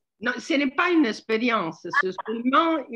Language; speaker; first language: French; non-native, learner; Italian